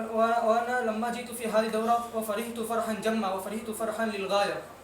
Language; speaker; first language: Arabic; non-native, learner; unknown